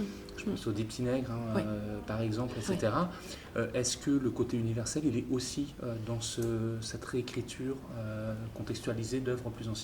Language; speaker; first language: French; native; French